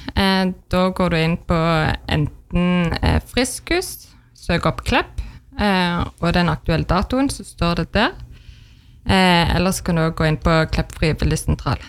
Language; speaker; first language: Norwegian; native; Norwegian